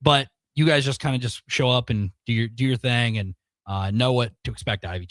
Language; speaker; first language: English; native; English